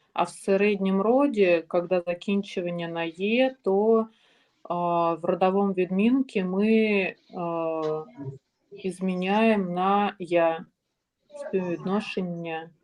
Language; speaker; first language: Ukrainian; non-native, learner; Russian